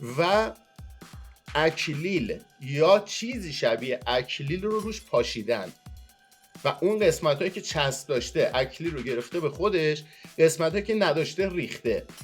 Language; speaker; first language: Persian; non-native, local second language; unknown